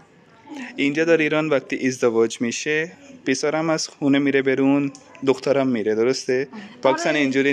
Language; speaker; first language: Persian; non-native, learner; Urdu